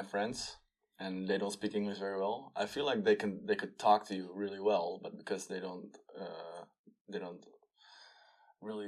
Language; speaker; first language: English; non-native, fluent; Dutch